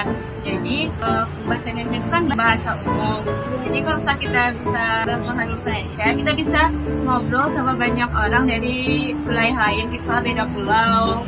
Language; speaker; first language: Indonesian; non-native, local second language; Minangkabau